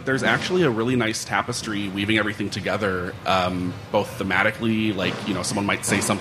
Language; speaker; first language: English; native; English